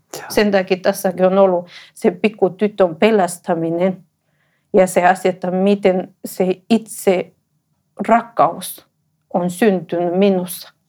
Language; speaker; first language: Finnish; non-native, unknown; Spanish